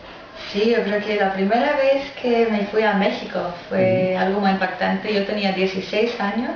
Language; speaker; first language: Spanish; non-native, fluent; English